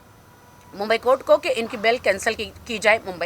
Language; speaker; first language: Hindi; native; Hindi